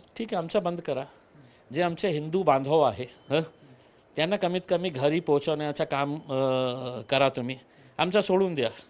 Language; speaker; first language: Marathi; non-native, local second language; Urdu